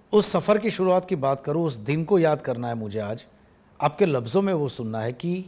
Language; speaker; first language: Hindi; non-native, local second language; Gujarati